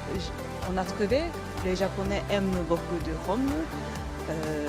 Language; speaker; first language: French; non-native, learner; Japanese